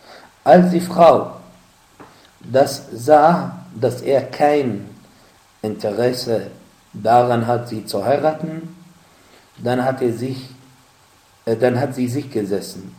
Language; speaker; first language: German; non-native, fluent; Arabic